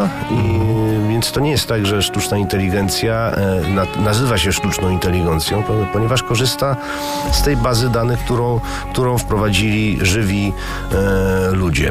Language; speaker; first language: Polish; native; Polish